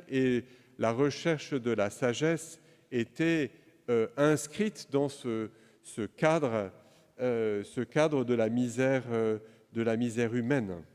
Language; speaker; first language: French; native; French